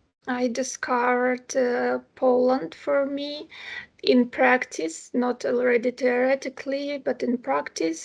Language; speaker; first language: English; non-native, fluent; Ukrainian